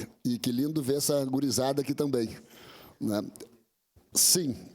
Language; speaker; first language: Portuguese; native; Portuguese